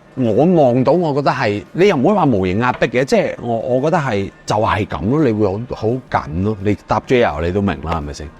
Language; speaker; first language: Cantonese; native; Cantonese